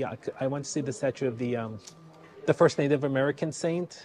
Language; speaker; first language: English; native; English